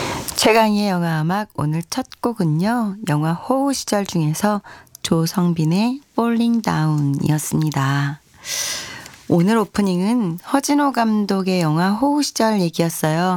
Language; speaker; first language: Korean; native; Korean